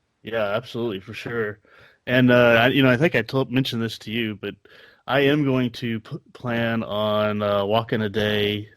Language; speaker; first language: English; native; English